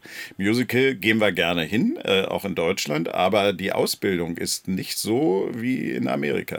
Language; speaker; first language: German; native; German